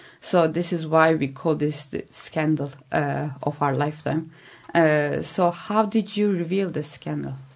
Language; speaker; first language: English; non-native, fluent; Turkish